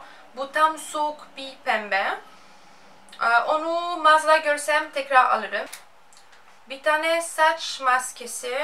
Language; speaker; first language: Turkish; non-native, fluent; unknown